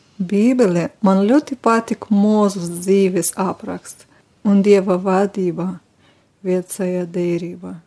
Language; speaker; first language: Latvian; non-native, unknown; Romanian